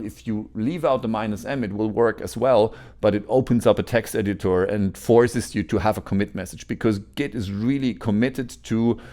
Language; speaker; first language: English; non-native, fluent; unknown